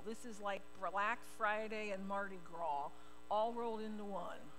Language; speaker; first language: English; native; English